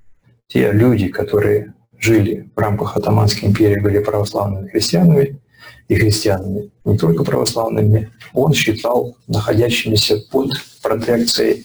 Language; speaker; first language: Russian; native; Russian